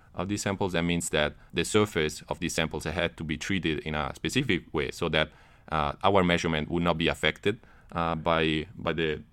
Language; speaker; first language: English; non-native, fluent; Italian